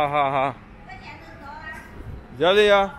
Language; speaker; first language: Chinese; non-native, learner; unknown